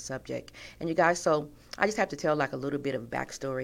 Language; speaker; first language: English; native; English